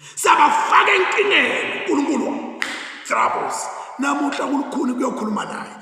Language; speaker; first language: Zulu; non-native, local second language; Swati